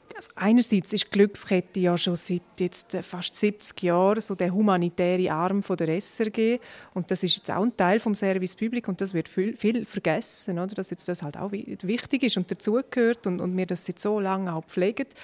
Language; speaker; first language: German; non-native, local second language; Romansh